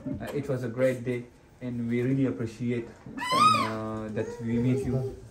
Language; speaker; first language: English; non-native, learner; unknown